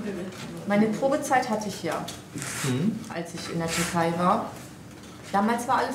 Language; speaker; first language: German; early bilingual, other home language; Turkish